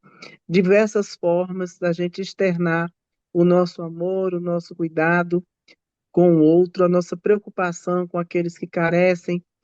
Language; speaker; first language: Portuguese; native; Portuguese